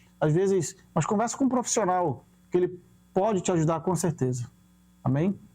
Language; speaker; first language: Portuguese; native; Portuguese